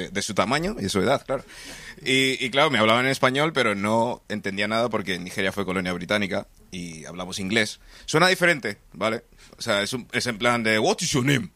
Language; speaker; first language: Spanish; early bilingual, other home language; English